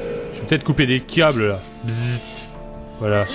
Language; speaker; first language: French; native; French